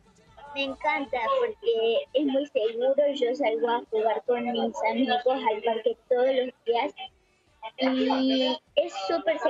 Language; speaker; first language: Spanish; early bilingual, heritage; Spanish